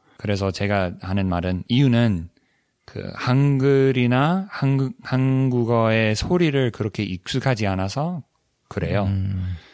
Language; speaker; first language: Korean; non-native, fluent; English